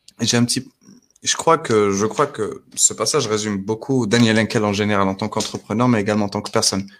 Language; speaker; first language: French; non-native, local second language; Arabic